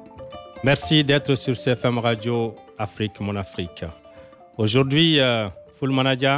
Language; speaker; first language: French; non-native, local second language; Bambara